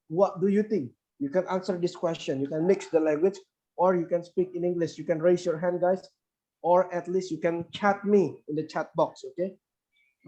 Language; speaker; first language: English; non-native, fluent; Indonesian